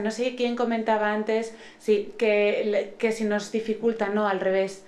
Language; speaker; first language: Spanish; native; Spanish